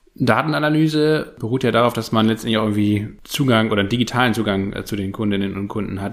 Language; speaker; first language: German; native; German